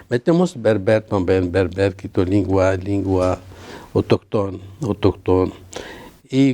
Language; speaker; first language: Portuguese; non-native, learner; Arabic